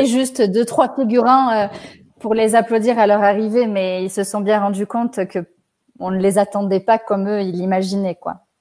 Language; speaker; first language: French; native; French